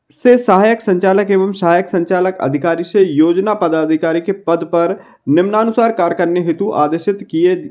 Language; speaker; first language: Hindi; native; Hindi